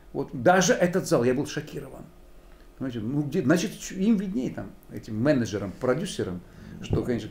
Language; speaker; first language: Russian; native; Russian